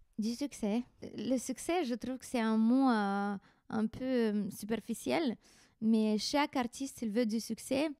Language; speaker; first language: French; non-native, fluent; Romanian